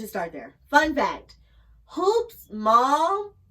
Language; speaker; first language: English; native; English